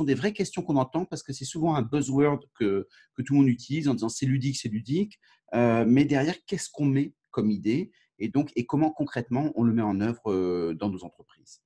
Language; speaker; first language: French; native; French